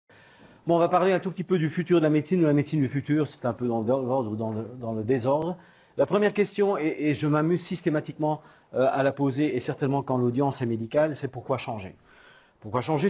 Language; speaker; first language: French; native; French